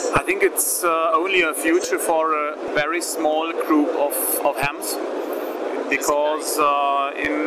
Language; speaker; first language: English; non-native, learner; German